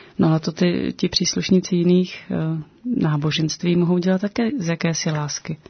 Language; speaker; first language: Czech; native; Czech